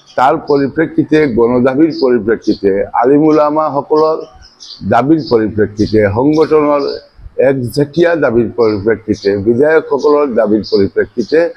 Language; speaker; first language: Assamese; non-native, local second language; Bangla